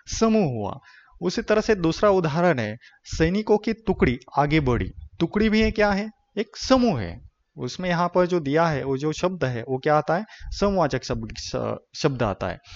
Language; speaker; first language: Hindi; non-native, local second language; Marathi